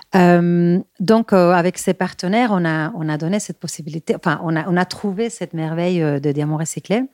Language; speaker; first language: French; non-native, fluent; Spanish